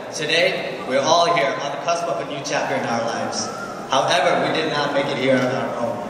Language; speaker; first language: English; non-native, local second language; Nepali